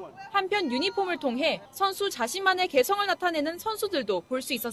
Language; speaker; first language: Korean; native; Korean